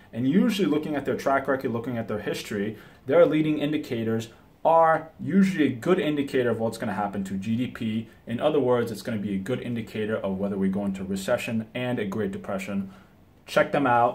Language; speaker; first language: English; early bilingual, other home language; Japanese